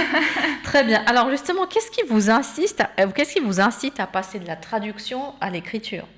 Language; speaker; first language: French; native; French